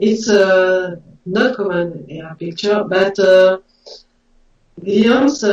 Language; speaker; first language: English; non-native, learner; French